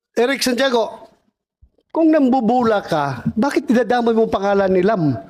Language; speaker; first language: Filipino; native; Filipino